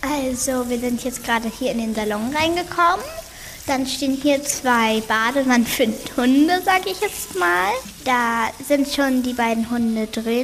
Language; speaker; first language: German; native; German